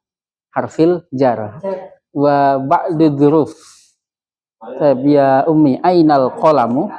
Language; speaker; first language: Arabic; non-native, fluent; Indonesian